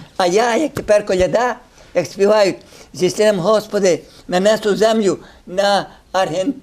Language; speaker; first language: Ukrainian; early bilingual, heritage; Ukrainian